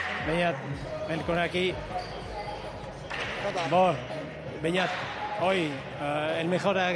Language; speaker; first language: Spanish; non-native, learner; French